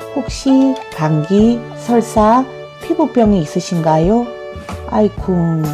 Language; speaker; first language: Korean; native; Korean